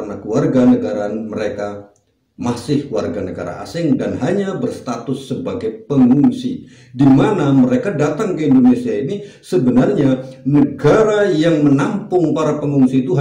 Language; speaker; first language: Indonesian; native; Indonesian